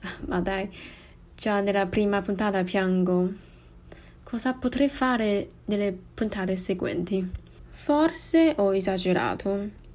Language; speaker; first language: Italian; non-native, fluent; Chinese